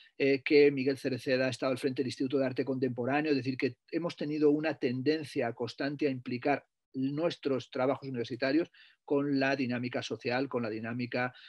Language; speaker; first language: Spanish; native; Spanish